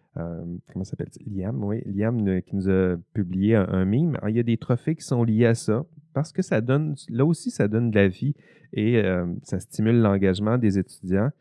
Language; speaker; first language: French; native; French